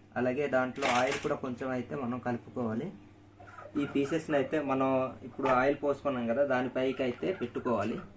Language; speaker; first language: Telugu; non-native, local second language; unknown